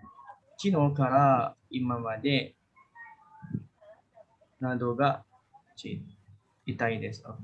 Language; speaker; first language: Japanese; non-native, fluent; Indonesian